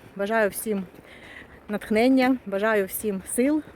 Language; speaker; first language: Ukrainian; non-native, local second language; Russian